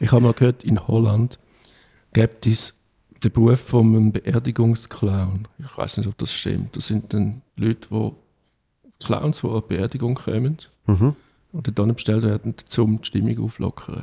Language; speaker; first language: German; native; German